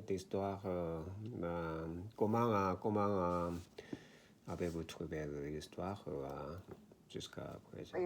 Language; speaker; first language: French; non-native, learner; Korean